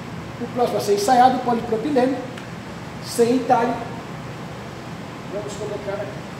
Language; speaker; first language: Portuguese; native; Portuguese